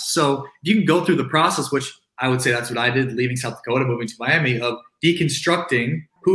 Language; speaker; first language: English; native; English